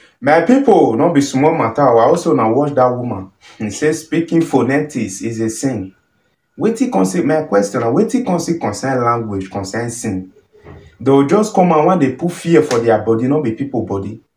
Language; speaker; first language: Nigerian Pidgin; native; Nigerian Pidgin